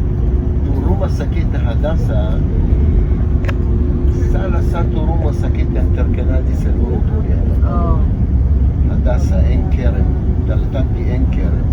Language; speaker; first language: Indonesian; non-native, fluent; Hebrew